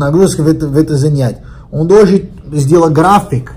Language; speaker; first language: Russian; non-native, learner; Portuguese